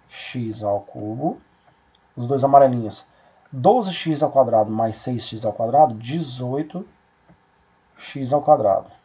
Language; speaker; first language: Portuguese; native; Portuguese